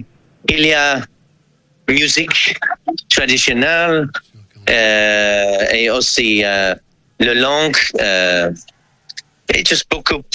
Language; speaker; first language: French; non-native, learner; English